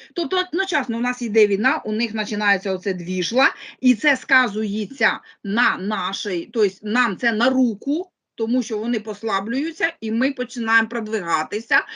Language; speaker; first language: Ukrainian; non-native, local second language; Russian